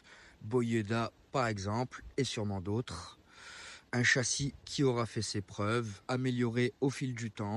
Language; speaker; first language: French; native; French